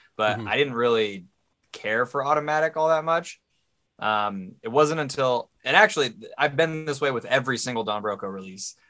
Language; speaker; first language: English; native; English